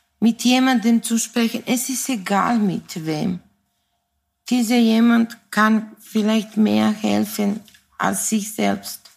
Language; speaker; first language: German; non-native, fluent; Serbian